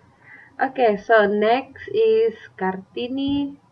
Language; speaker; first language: English; non-native, fluent; Indonesian